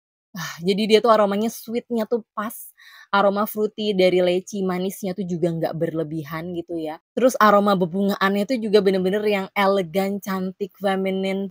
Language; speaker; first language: Indonesian; native; Indonesian